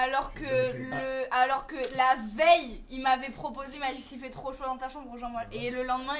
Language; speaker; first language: French; native; French